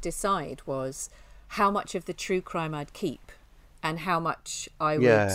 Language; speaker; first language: English; native; English